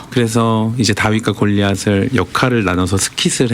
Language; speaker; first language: Korean; native; Korean